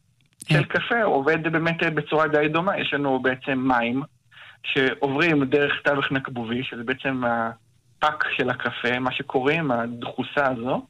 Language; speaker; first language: Hebrew; native; Hebrew